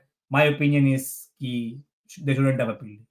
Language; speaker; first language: English; non-native, local second language; Hindi